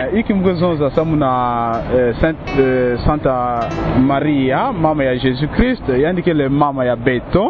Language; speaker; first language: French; non-native, local second language; Kongo